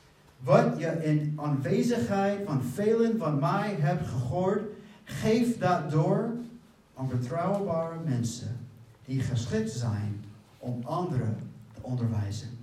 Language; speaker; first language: Dutch; non-native, fluent; English